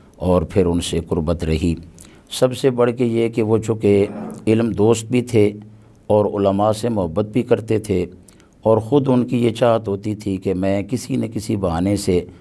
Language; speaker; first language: Urdu; non-native, local second language; Punjabi